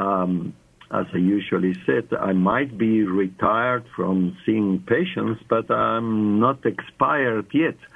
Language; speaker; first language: English; non-native, fluent; Spanish